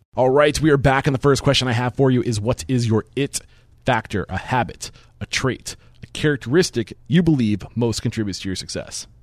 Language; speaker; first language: English; native; English